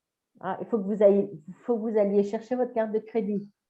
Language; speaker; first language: French; native; French